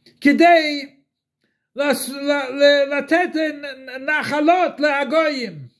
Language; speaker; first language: Hebrew; non-native, fluent; English